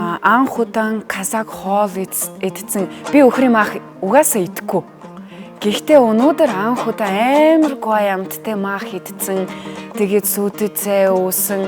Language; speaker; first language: Mongolian; non-native, learner; Russian